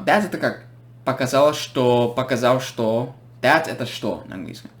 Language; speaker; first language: Russian; non-native, fluent; English